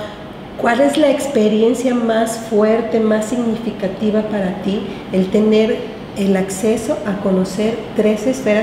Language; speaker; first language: Spanish; native; Spanish